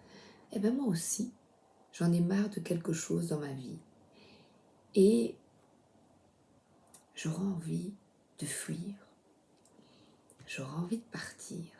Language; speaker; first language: French; native; French